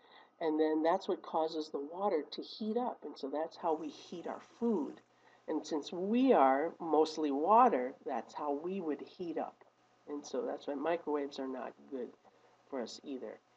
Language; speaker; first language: English; native; English